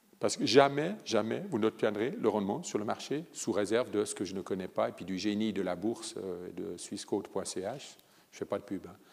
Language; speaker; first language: French; early bilingual, other home language; Italian